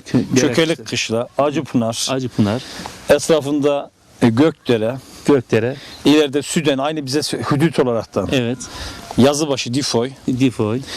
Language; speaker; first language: Turkish; native; Turkish